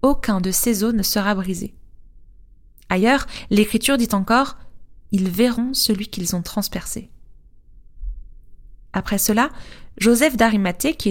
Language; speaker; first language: French; native; French